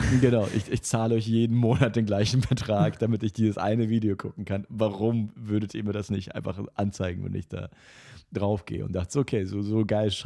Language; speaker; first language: German; non-native, fluent; Russian